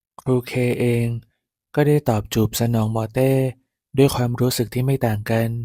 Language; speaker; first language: Thai; native; Thai